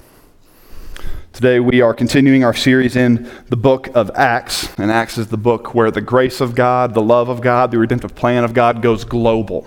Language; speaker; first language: English; native; English